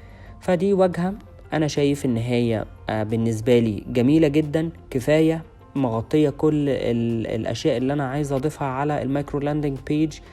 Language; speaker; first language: Arabic; native; Arabic